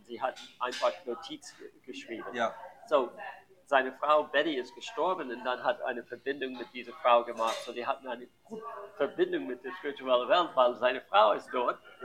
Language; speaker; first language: German; non-native, learner; English